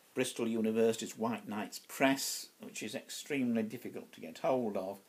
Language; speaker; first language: English; native; English